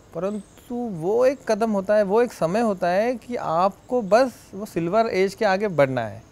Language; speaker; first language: Hindi; non-native, local second language; Marathi